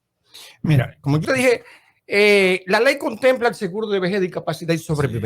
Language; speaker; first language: Spanish; native; Spanish